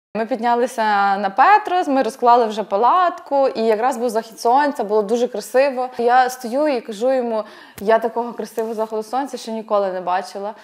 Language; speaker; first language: Ukrainian; native; Ukrainian